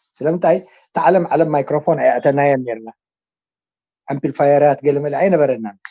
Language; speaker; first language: Tigrinya; non-native, local second language; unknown